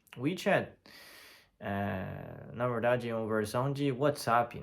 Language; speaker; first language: Portuguese; non-native, fluent; Chinese